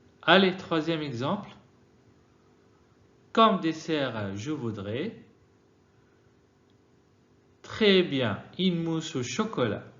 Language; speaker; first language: French; non-native, fluent; Arabic